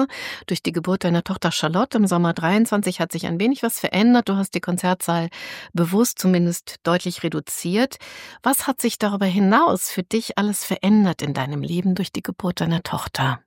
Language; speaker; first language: German; native; German